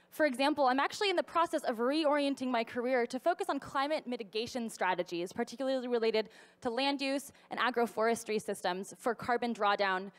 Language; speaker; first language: English; native; English